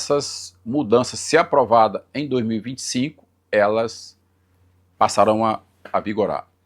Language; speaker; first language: Portuguese; native; Portuguese